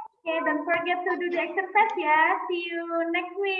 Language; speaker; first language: English; non-native, fluent; Indonesian